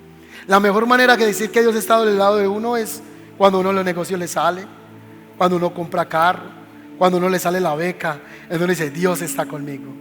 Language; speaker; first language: Spanish; native; Spanish